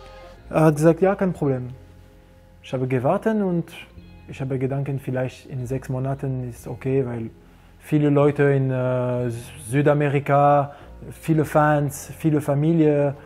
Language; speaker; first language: German; non-native, learner; French